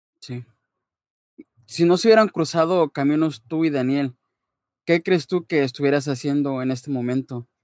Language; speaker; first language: Spanish; native; Spanish